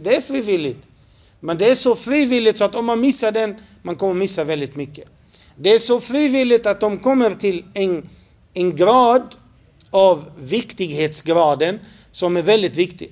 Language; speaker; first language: Swedish; non-native, fluent; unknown